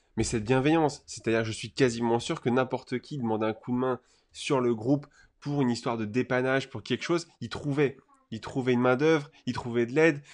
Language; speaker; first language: French; native; French